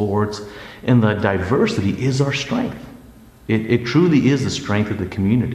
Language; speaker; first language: English; early bilingual, other home language; Spanish